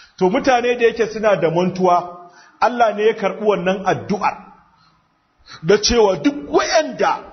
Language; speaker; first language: Hausa; native; Hausa